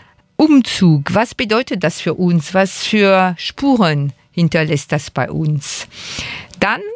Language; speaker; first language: German; non-native, fluent; French